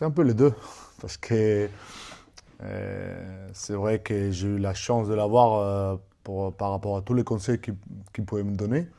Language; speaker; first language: French; non-native, fluent; Spanish